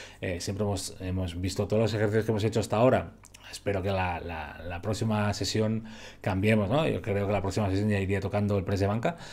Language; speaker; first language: Spanish; native; Spanish